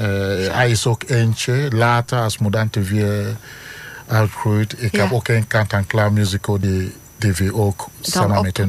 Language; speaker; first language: Dutch; non-native, fluent; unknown